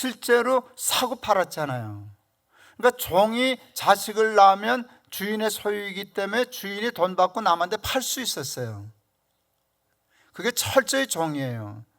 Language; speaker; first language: Korean; native; Korean